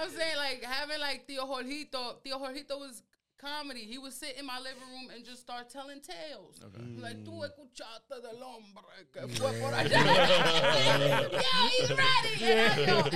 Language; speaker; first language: English; early bilingual, other home language; Spanish